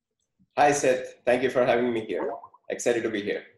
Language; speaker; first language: English; non-native, fluent; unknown